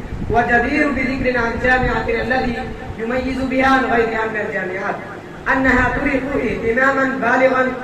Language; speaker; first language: Arabic; non-native, learner; Urdu